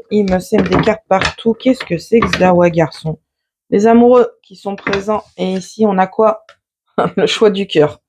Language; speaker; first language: French; native; French